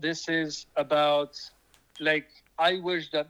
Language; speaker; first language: English; non-native, fluent; French